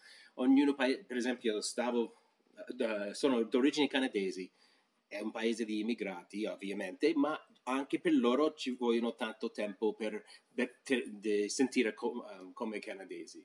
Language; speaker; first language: Italian; non-native, fluent; English